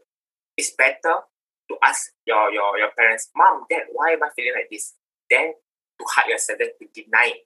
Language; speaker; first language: English; non-native, local second language; Malay